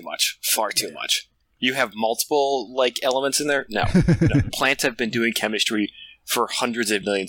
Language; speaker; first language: English; native; English